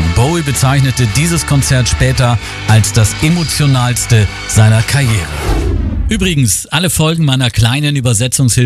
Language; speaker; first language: German; native; German